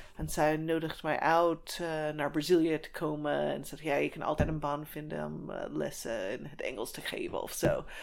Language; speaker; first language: Dutch; non-native, fluent; English